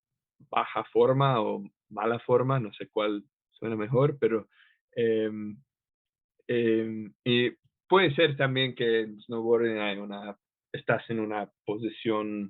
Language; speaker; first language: Spanish; non-native, fluent; English